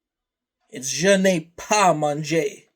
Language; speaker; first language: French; non-native, learner; English